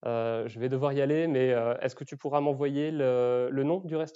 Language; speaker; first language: French; native; French